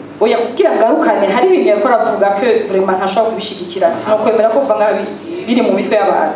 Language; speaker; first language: Rundi; native; Rundi